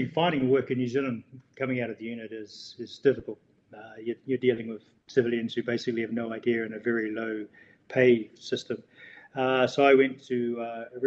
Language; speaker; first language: English; native; English